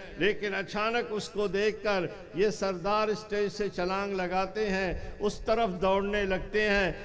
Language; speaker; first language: Urdu; non-native, local second language; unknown